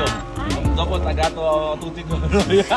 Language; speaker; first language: Italian; non-native, learner; Filipino